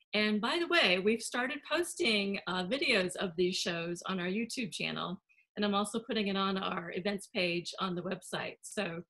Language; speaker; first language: English; native; English